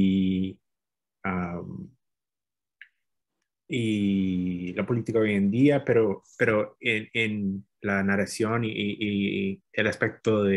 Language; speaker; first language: Spanish; non-native, fluent; English